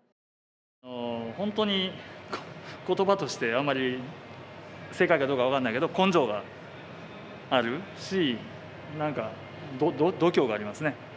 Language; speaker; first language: Japanese; native; Japanese